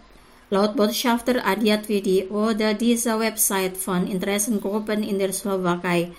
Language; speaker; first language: German; non-native, fluent; Indonesian